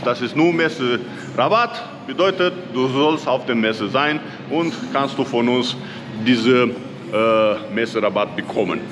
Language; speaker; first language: German; non-native, learner; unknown